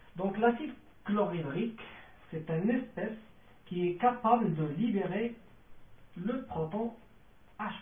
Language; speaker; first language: French; non-native, local second language; Arabic